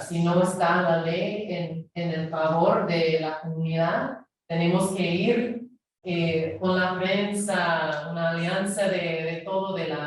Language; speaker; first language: Spanish; non-native, fluent; English